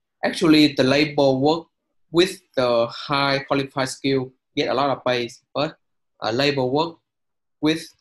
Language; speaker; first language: English; non-native, learner; Vietnamese